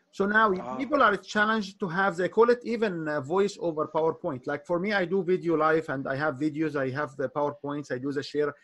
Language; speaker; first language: English; non-native, fluent; Arabic